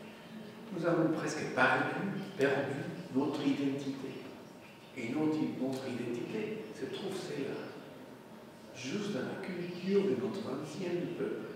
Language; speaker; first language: French; non-native, fluent; Spanish